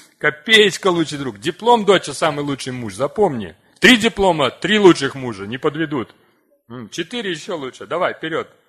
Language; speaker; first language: Russian; native; Russian